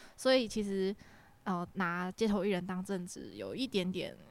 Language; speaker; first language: Chinese; native; Chinese